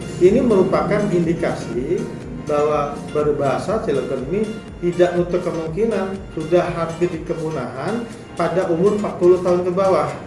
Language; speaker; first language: Indonesian; non-native, local second language; Javanese